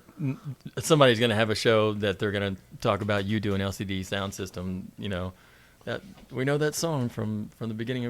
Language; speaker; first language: English; native; English